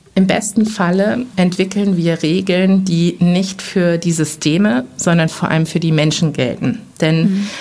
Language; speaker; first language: German; early bilingual, other home language; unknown